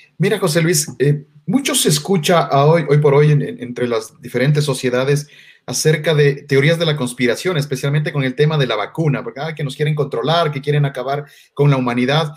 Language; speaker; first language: Spanish; native; Spanish